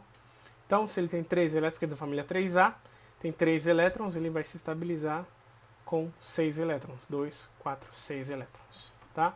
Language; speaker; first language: Portuguese; native; Portuguese